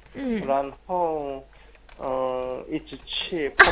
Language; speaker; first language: Chinese; non-native, learner; Korean